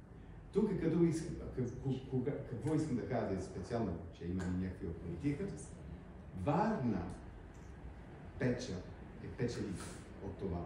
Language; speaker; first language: Bulgarian; early bilingual, heritage; English